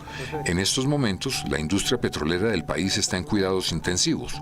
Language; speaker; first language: Spanish; native; Spanish